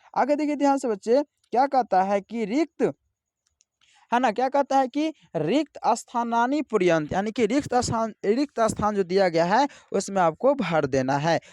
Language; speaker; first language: Hindi; native; Hindi